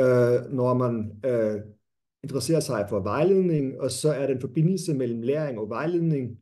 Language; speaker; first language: Danish; non-native, fluent; German